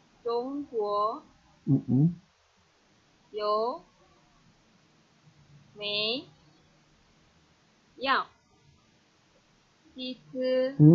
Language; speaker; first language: Chinese; non-native, learner; Indonesian